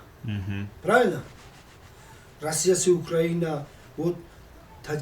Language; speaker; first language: Russian; non-native, local second language; Tajik